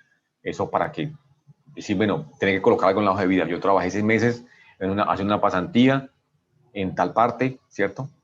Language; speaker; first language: Spanish; native; Spanish